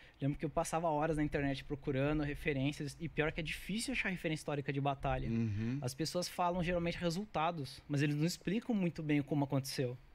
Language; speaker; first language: Portuguese; native; Portuguese